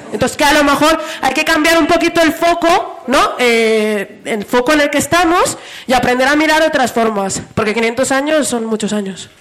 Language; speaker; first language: Spanish; non-native, learner; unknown